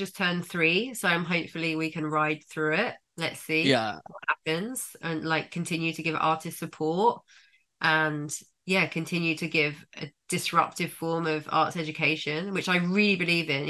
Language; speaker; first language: English; native; English